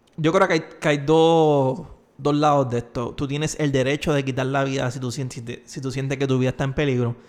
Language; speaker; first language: Spanish; native; Spanish